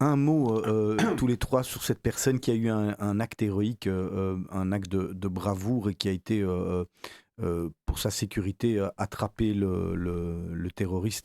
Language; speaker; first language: French; native; French